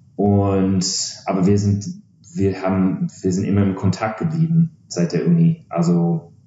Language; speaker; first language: German; non-native, fluent; English